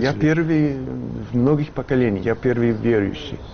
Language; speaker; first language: Russian; non-native, fluent; English